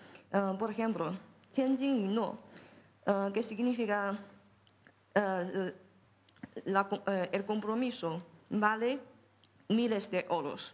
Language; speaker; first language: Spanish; non-native, fluent; Chinese